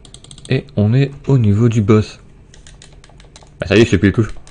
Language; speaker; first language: French; native; French